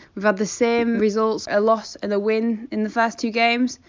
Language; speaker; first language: English; native; English